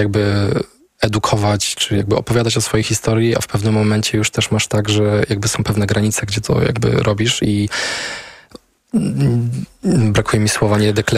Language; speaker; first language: Polish; native; Polish